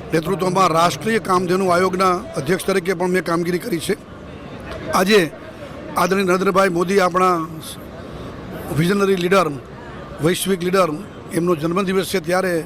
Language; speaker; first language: Gujarati; native; Gujarati